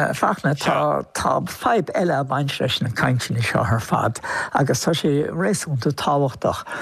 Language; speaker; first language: Irish; native; Irish